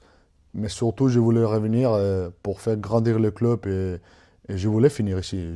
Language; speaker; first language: French; non-native, fluent; Spanish